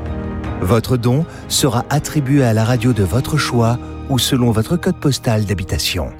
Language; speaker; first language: French; native; French